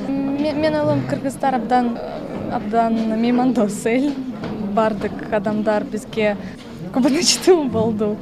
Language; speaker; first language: Kyrgyz; non-native, learner; Russian